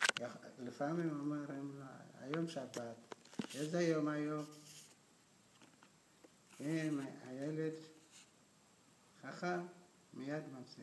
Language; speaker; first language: Hebrew; non-native, fluent; Amharic